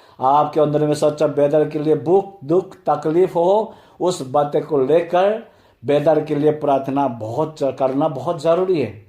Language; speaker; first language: Hindi; non-native, fluent; Korean